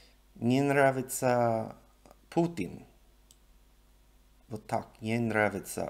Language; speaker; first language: Russian; non-native, learner; English